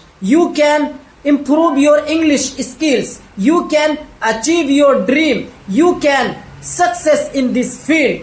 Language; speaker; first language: English; non-native, learner; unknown